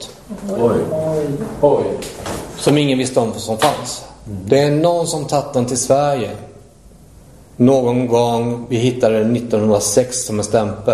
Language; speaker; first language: Swedish; native; Swedish